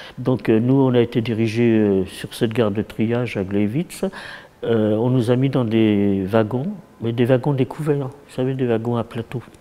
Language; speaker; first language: French; early bilingual, other home language; Yiddish